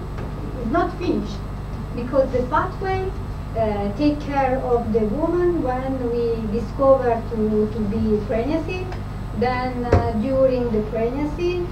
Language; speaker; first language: English; non-native, fluent; Italian